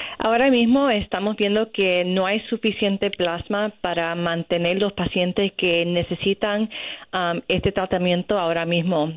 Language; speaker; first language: Spanish; early bilingual, other home language; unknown